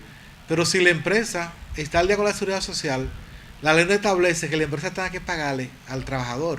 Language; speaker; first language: Spanish; native; Spanish